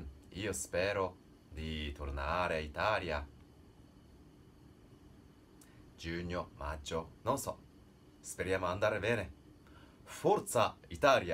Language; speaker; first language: Italian; non-native, learner; Japanese